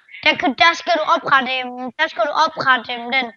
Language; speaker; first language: Danish; native; Danish